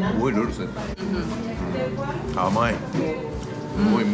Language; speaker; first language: Spanish; non-native, learner; Japanese